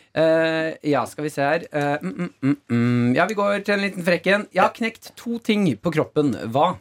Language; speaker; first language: Norwegian; native; Norwegian